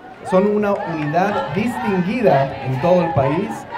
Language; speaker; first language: Spanish; native; Spanish